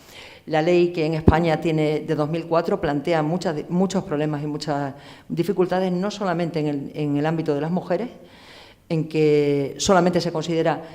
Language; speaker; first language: Spanish; native; Spanish